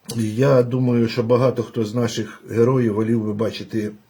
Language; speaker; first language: Ukrainian; native; Ukrainian